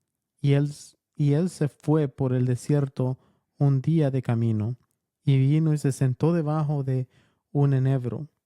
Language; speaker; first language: Spanish; early bilingual, heritage; Spanish